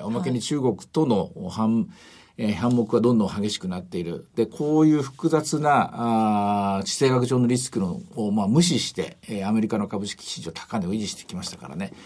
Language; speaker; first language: Japanese; native; Japanese